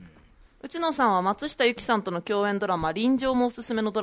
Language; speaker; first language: Japanese; native; Japanese